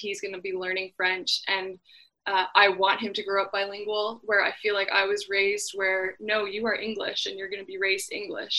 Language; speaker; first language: English; native; English